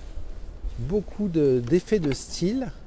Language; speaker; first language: French; native; French